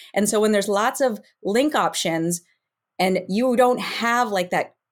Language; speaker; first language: English; native; English